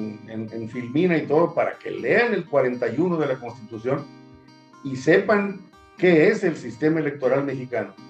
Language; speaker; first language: Spanish; native; Spanish